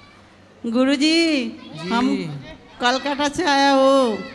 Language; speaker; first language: Hindi; non-native, local second language; Bangla